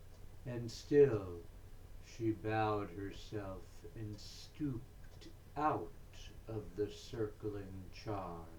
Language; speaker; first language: English; native; English